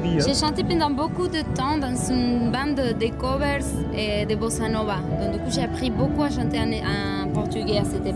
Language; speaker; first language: French; non-native, fluent; Spanish